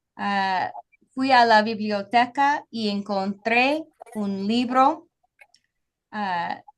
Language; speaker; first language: Spanish; non-native, fluent; English